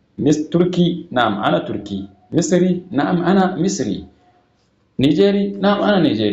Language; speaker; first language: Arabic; non-native, fluent; Hausa